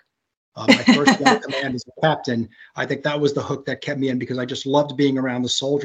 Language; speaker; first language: English; native; English